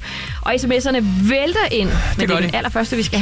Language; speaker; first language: Danish; native; Danish